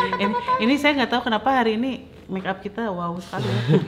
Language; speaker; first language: Indonesian; native; Indonesian